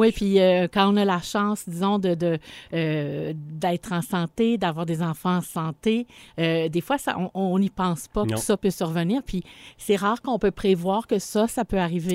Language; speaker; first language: French; native; French